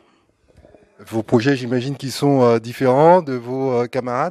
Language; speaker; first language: French; native; French